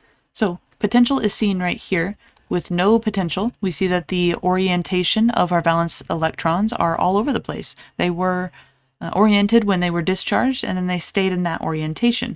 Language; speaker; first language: English; native; English